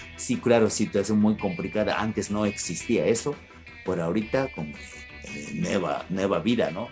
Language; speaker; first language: Spanish; non-native, fluent; Japanese